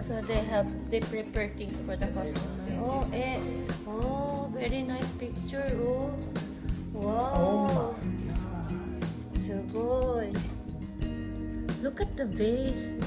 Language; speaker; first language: English; non-native, learner; Japanese